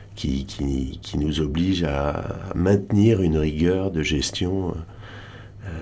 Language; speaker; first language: French; native; French